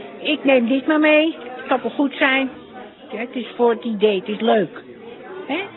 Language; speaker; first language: Dutch; native; Dutch